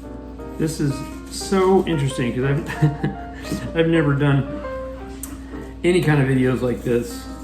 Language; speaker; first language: English; native; English